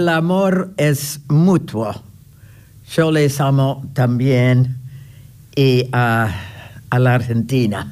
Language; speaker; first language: Spanish; non-native, fluent; English